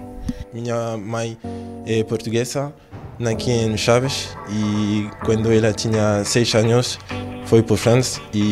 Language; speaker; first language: Portuguese; early bilingual, heritage; French